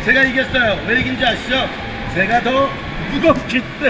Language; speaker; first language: Korean; native; Korean